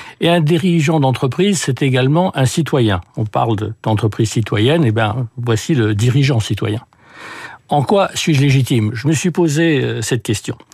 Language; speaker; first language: French; early bilingual, other home language; English